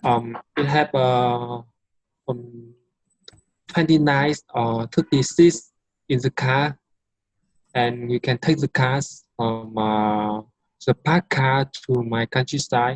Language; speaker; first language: English; non-native, learner; Vietnamese